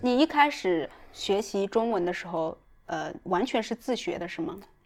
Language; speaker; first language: Chinese; native; Chinese